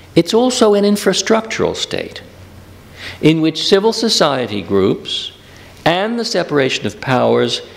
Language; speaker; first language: English; native; English